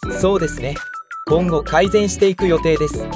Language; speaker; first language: Japanese; native; Japanese